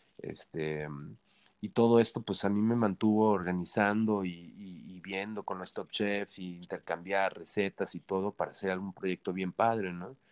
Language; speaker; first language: Spanish; native; Spanish